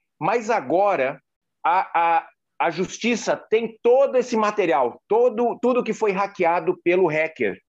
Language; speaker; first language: Portuguese; native; Portuguese